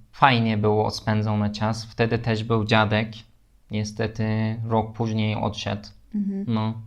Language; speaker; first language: Polish; non-native, learner; Turkish